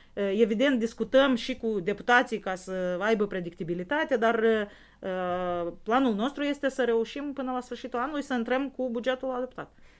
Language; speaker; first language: Romanian; native; Romanian